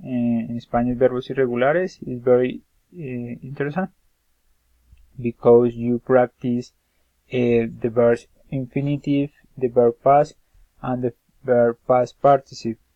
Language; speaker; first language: English; non-native, learner; Spanish